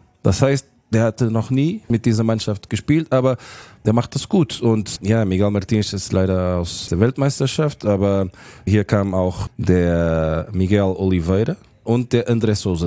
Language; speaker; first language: German; non-native, fluent; Portuguese